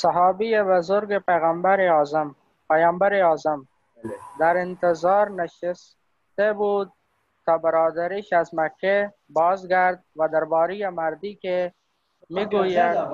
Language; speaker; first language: Persian; non-native, learner; Urdu